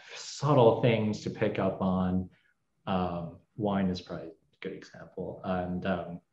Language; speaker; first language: English; native; English